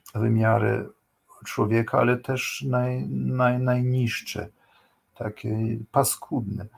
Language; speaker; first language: Polish; non-native, fluent; Ukrainian